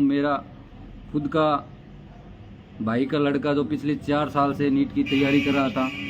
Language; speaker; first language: Hindi; native; Hindi